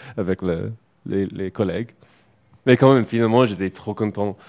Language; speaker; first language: French; non-native, fluent; English